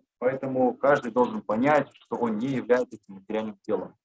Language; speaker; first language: Russian; native; Russian